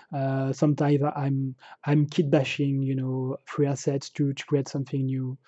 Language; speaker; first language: English; non-native, fluent; French